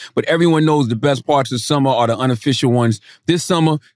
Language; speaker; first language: English; native; English